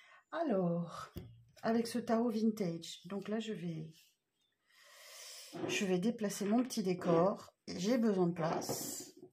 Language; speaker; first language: French; native; French